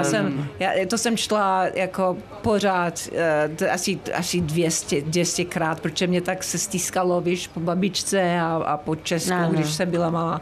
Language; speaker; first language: Czech; early bilingual, heritage; Czech